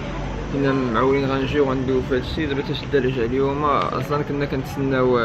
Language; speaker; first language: Arabic; native; Arabic